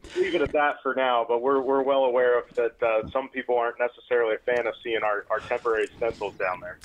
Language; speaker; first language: English; native; English